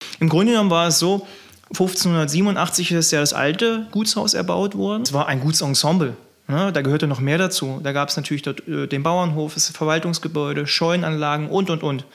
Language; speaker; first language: German; native; German